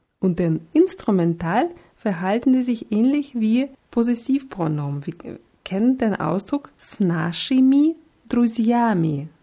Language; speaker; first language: German; non-native, fluent; Russian